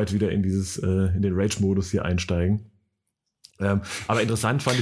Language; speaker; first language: German; native; German